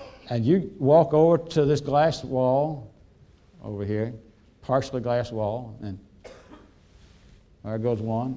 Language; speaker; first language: English; native; English